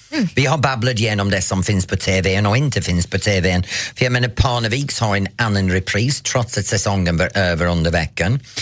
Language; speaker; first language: Swedish; non-native, fluent; English